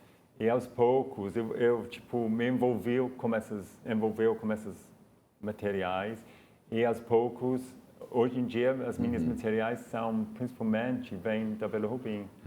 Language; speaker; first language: Portuguese; non-native, fluent; English